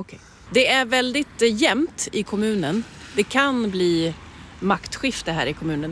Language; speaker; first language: Swedish; native; Swedish